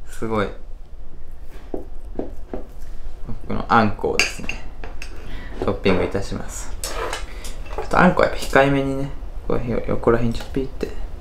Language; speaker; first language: Japanese; native; Japanese